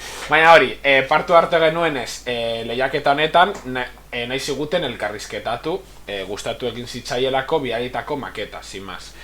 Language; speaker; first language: Basque; non-native, local second language; Spanish